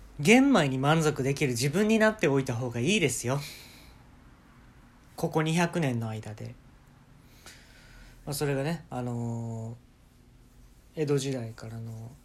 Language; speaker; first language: Japanese; native; Japanese